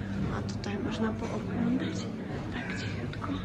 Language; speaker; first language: Polish; non-native, learner; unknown